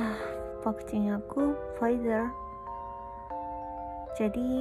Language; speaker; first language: Indonesian; non-native, learner; Japanese